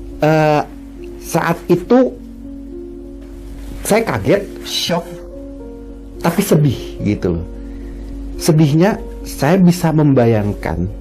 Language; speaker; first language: Indonesian; native; Indonesian